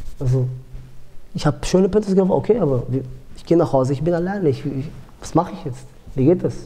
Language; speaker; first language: German; early bilingual, other home language; Georgian